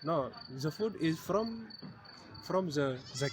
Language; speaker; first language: English; non-native, learner; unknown